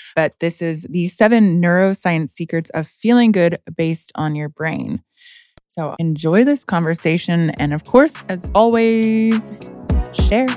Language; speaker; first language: English; native; English